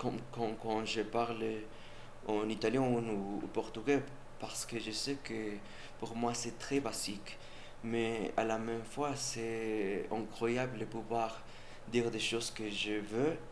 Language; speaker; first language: French; non-native, learner; Spanish